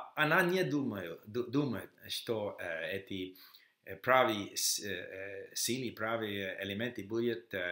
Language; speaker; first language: Russian; non-native, learner; English